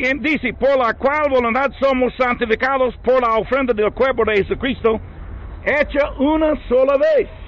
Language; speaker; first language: Spanish; non-native, learner; English